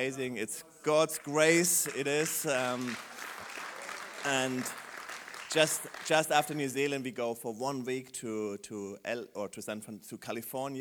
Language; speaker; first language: English; non-native, fluent; German